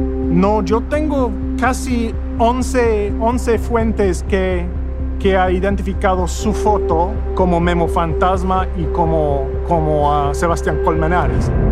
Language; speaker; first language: Spanish; non-native, fluent; English